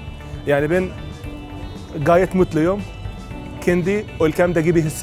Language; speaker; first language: Turkish; non-native, fluent; Arabic